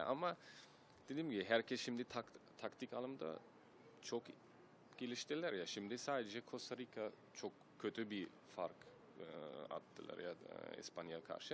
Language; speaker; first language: Turkish; early bilingual, heritage; German